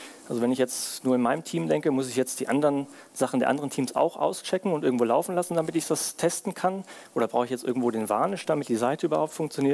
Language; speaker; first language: German; native; German